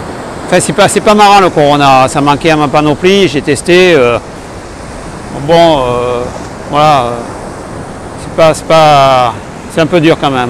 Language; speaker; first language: French; native; French